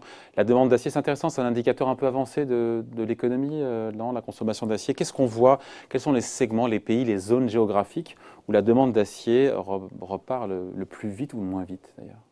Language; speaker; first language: French; native; French